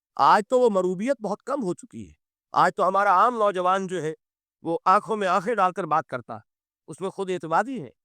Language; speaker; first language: Urdu; native; Urdu